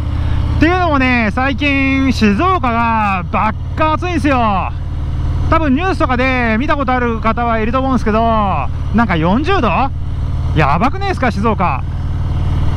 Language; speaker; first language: Japanese; native; Japanese